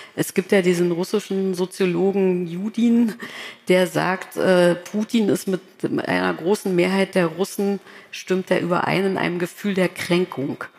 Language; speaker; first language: German; native; German